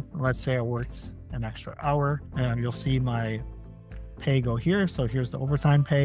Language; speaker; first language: English; native; English